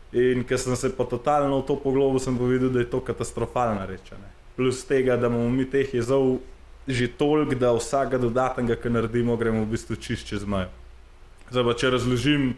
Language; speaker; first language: Slovenian; native; Slovenian